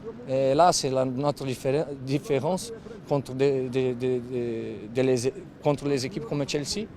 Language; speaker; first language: French; non-native, fluent; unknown